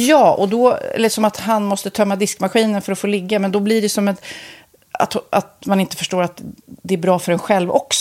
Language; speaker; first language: Swedish; native; Swedish